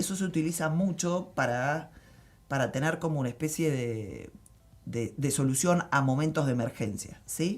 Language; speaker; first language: Spanish; native; Spanish